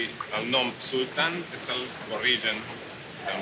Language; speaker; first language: Catalan; non-native, fluent; Hungarian